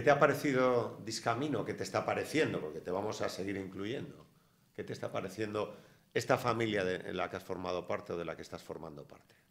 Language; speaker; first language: Spanish; native; Spanish